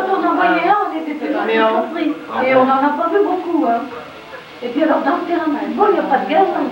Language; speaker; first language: French; early bilingual, other home language; Spanish